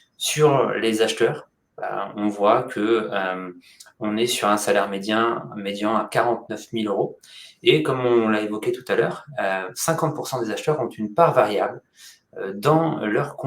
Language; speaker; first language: French; native; French